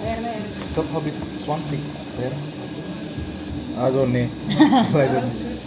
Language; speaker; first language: German; non-native, learner; Indonesian